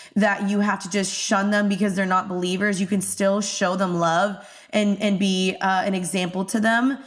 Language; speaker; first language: English; native; English